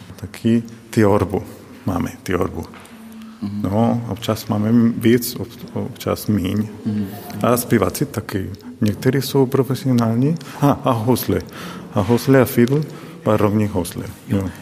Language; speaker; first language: Czech; non-native, learner; Spanish